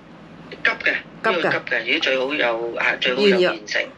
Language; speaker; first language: Cantonese; native; Cantonese